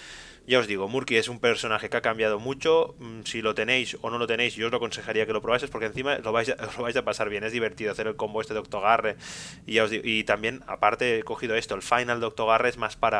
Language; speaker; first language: Spanish; native; Spanish